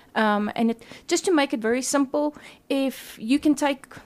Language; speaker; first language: English; non-native, local second language; Afrikaans